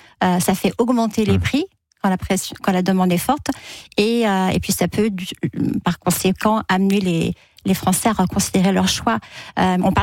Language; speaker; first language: French; native; French